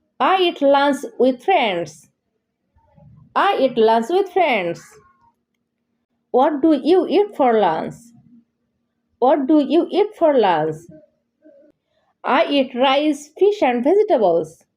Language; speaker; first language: English; non-native, learner; Bangla